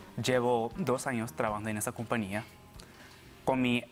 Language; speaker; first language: Spanish; early bilingual, other home language; Arabic